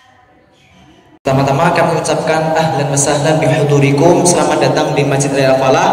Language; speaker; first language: Indonesian; non-native, local second language; Javanese